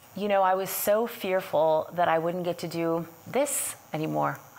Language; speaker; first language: English; native; English